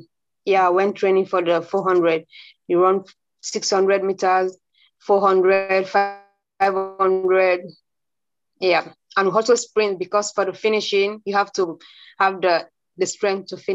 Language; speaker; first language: English; non-native, local second language; Krio